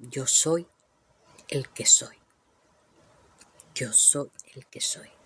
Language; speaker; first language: Spanish; native; Spanish